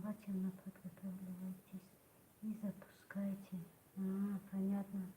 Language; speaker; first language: Russian; non-native, learner; Tajik